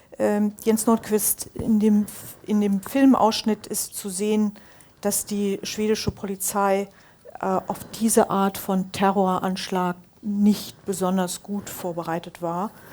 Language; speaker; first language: German; native; German